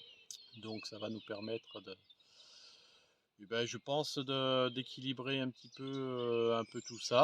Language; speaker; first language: French; native; French